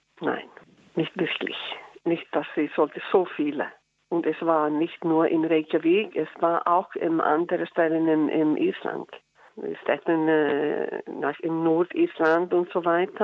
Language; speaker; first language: German; non-native, learner; Icelandic